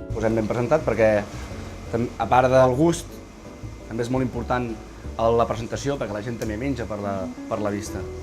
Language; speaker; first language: Catalan; native; Catalan